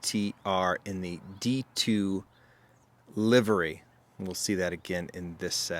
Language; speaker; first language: English; native; English